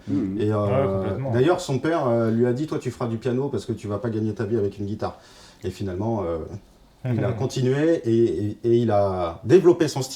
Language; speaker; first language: French; native; French